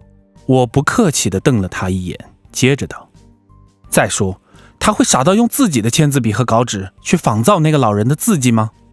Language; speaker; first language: Chinese; native; Chinese